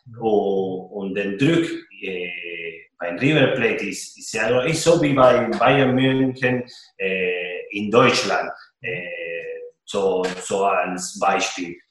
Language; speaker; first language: German; non-native, fluent; Spanish